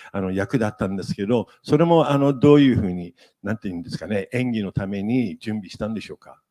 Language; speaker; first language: Japanese; native; Japanese